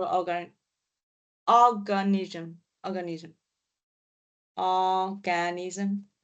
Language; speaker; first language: English; non-native, learner; Vietnamese